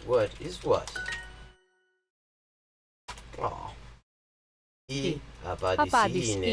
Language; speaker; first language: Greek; non-native, learner; English